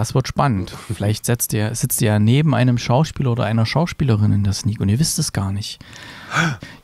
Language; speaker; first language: German; native; German